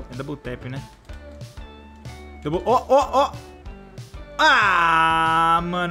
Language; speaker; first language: Portuguese; native; Portuguese